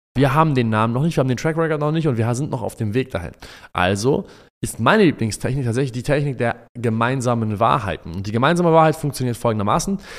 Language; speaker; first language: German; early bilingual, other home language; Arabic